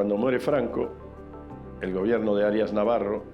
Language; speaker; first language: Spanish; native; Spanish